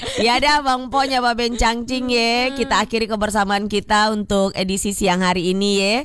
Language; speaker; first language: Indonesian; native; Indonesian